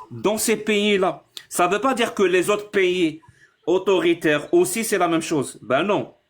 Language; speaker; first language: French; non-native, local second language; Arabic